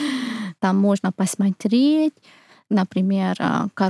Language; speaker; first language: Russian; non-native, fluent; Hungarian